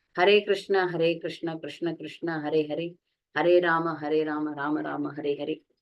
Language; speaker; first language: Hindi; non-native, local second language; Tamil